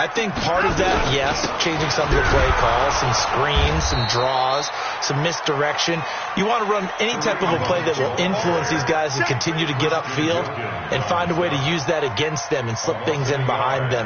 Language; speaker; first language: English; native; English